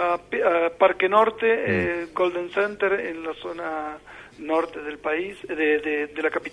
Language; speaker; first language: Italian; non-native, learner; Spanish